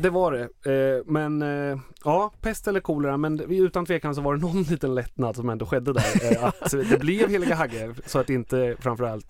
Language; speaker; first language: Swedish; native; Swedish